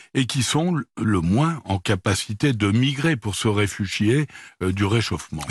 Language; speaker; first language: French; native; French